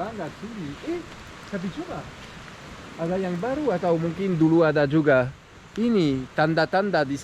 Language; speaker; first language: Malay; non-native, fluent; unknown